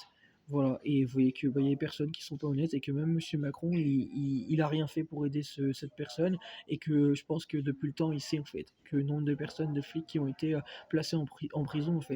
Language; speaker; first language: French; native; French